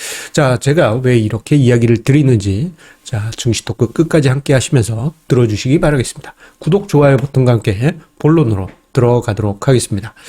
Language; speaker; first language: Korean; native; Korean